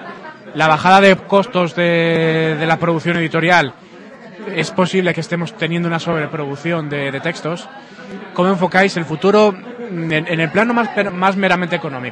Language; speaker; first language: Spanish; native; Spanish